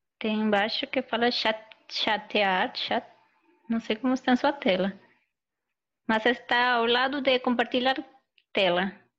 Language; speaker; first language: Portuguese; non-native, fluent; Spanish